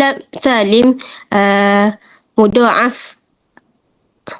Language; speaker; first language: Arabic; non-native, learner; Malay